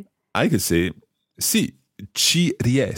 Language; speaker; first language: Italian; non-native, fluent; English